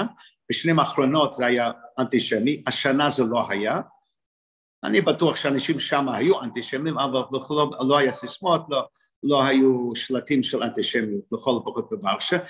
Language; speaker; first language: Hebrew; non-native, fluent; English